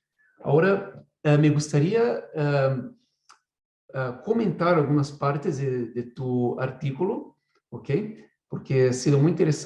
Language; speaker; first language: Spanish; non-native, fluent; Portuguese